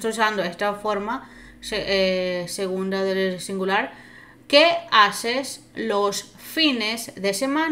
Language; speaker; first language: Spanish; non-native, fluent; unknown